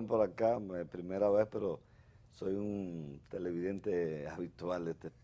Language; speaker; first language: Spanish; native; Spanish